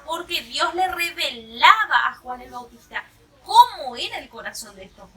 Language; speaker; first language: Spanish; native; Spanish